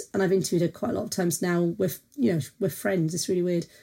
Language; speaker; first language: English; native; English